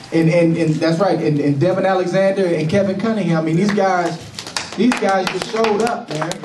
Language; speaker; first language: English; native; English